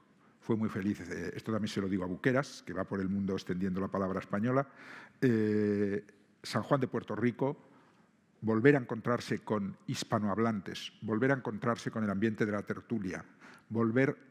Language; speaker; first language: Spanish; native; Spanish